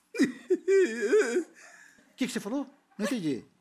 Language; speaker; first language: Portuguese; native; Portuguese